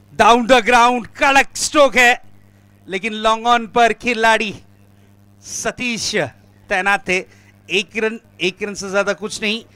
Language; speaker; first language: Hindi; non-native, local second language; Marathi